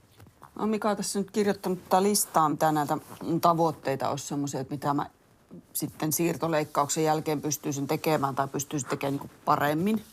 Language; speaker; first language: Finnish; native; Finnish